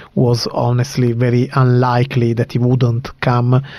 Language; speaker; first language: English; non-native, fluent; Italian